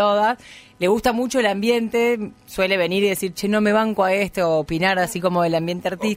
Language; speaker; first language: Spanish; native; Spanish